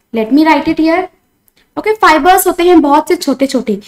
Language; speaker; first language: Hindi; non-native, local second language; Marathi